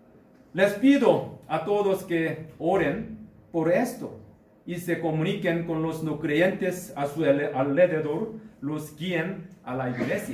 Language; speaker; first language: Spanish; non-native, learner; Korean